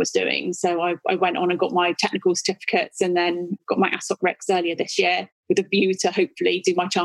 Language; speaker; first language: English; native; English